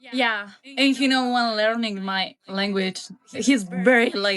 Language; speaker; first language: English; non-native, learner; Spanish